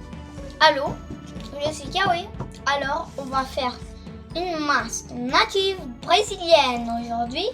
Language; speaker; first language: French; early bilingual, other home language; Portuguese